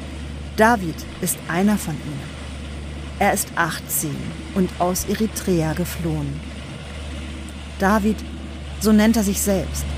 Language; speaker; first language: German; native; German